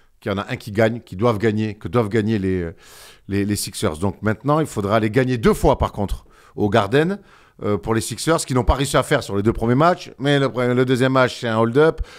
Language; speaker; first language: French; native; French